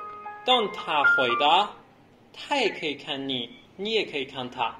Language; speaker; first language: Chinese; non-native, learner; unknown